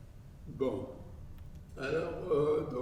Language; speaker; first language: French; non-native, learner; Japanese